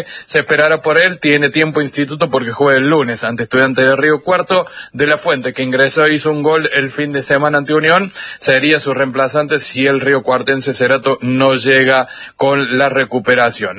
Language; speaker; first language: Spanish; native; Spanish